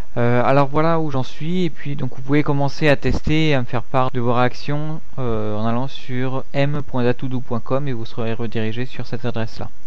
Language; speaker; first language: French; native; French